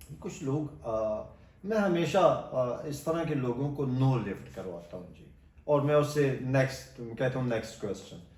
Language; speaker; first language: Urdu; non-native, local second language; Pashto